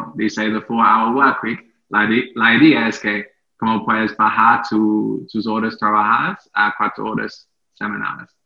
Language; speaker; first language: Spanish; non-native, fluent; English